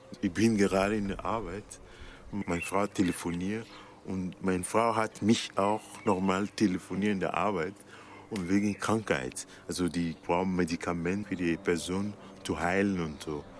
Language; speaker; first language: German; non-native, learner; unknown